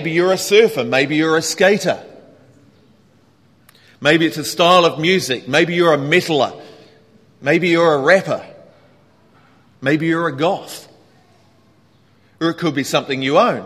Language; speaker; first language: English; native; English